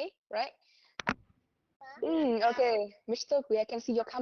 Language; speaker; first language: English; non-native, fluent; Vietnamese